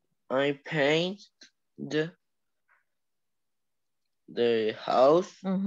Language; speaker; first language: English; non-native, learner; Spanish